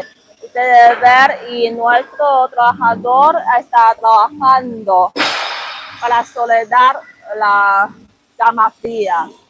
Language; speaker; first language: Spanish; non-native, learner; Chinese